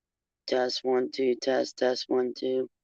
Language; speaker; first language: English; native; English